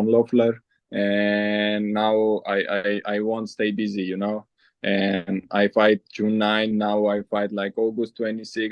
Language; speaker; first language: English; non-native, learner; Armenian